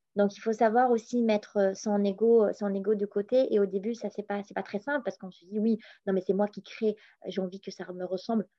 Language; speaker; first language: French; non-native, local second language; Arabic